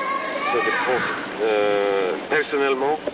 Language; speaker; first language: French; non-native, fluent; English